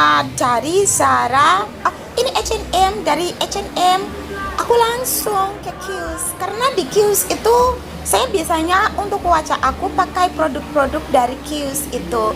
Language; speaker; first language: Indonesian; non-native, learner; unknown